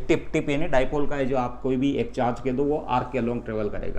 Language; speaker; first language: Hindi; native; Hindi